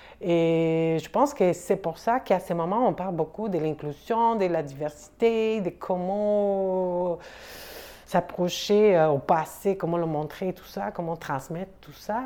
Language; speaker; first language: French; non-native, fluent; Spanish